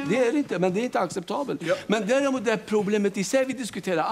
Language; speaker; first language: Swedish; native; Swedish